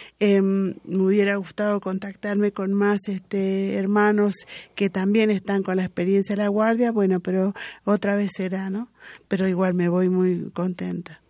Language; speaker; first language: Spanish; non-native, local second language; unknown